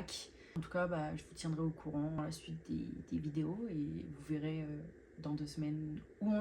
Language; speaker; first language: French; native; French